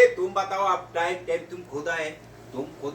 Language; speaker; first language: Hindi; non-native, learner; Bangla